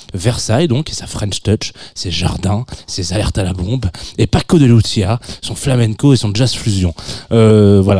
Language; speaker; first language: French; native; French